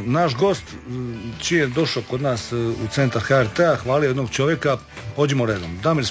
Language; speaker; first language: Serbian; native; Serbian